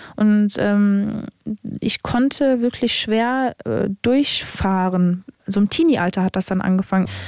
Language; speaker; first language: German; early bilingual, other home language; Serbian